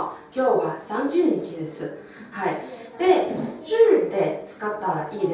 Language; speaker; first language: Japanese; non-native, local second language; Chinese